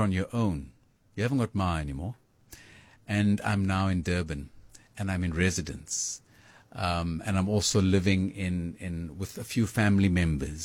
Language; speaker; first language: English; native; English